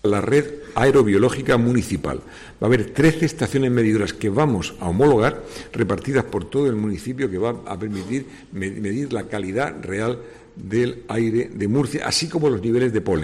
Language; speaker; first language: Spanish; native; Spanish